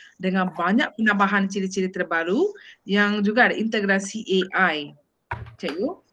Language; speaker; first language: Malay; non-native, local second language; Tamil